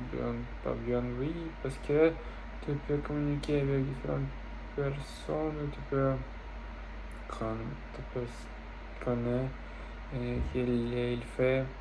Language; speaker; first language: French; non-native, learner; Russian